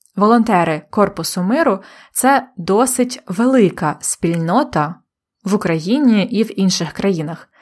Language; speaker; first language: Ukrainian; native; Ukrainian